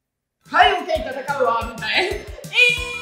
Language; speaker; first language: Japanese; non-native, fluent; Italian